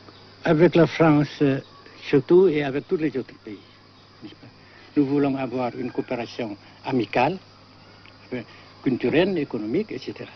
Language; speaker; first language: French; non-native, local second language; Vietnamese